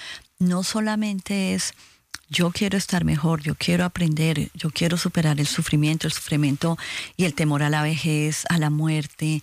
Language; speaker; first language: Spanish; native; Spanish